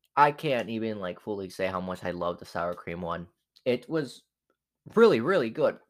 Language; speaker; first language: English; non-native, fluent; Spanish